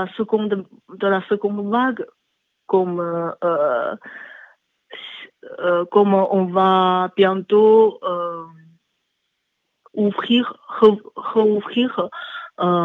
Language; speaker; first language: French; non-native, learner; Chinese